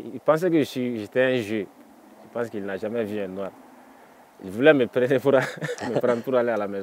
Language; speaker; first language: French; non-native, local second language; Bambara